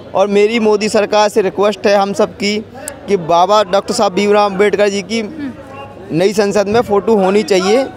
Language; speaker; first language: Hindi; native; Hindi